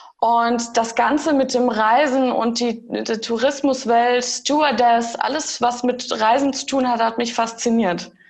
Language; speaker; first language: German; early bilingual, heritage; German